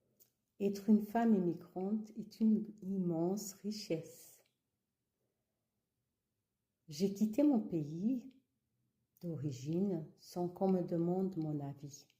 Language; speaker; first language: French; early bilingual, other home language; Kabuverdianu